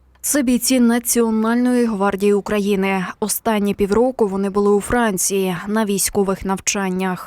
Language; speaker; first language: Ukrainian; native; Ukrainian